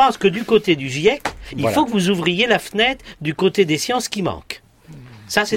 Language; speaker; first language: French; native; French